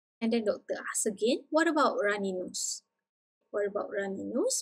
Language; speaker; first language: English; non-native, local second language; Malay